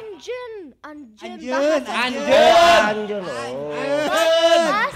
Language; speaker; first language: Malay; non-native, learner; German